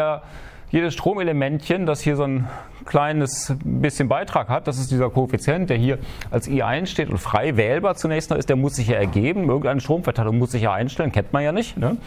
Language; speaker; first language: German; native; German